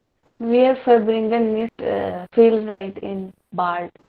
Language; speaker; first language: German; non-native, learner; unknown